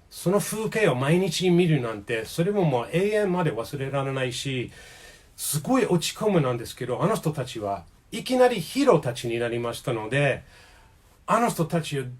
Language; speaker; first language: Japanese; non-native, fluent; English